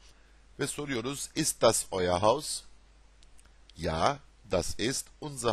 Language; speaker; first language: German; non-native, fluent; Turkish